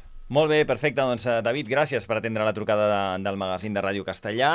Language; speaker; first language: Catalan; native; Catalan